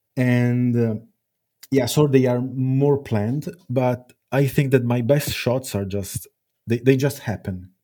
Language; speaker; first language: English; non-native, fluent; Italian